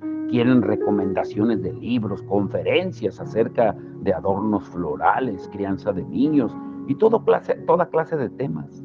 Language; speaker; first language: Spanish; native; Spanish